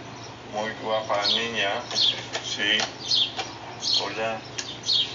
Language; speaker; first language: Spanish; non-native, learner; English